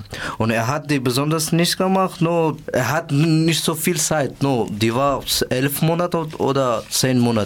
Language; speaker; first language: German; non-native, learner; Persian